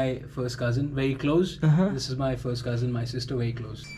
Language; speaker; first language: English; non-native, local second language; Hindi